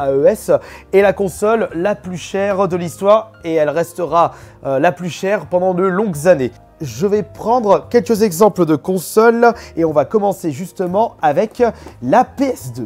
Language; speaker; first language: French; native; French